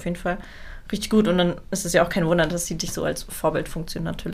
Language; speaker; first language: German; native; German